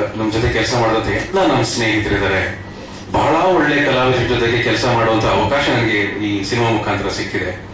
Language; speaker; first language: Kannada; native; Kannada